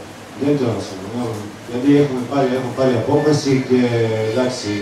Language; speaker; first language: Greek; non-native, fluent; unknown